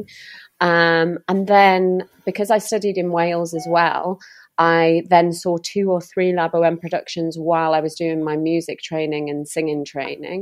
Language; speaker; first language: English; native; English